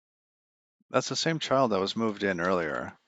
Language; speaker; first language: English; native; English